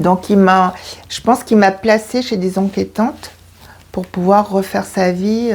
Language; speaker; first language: French; early bilingual, other home language; Korean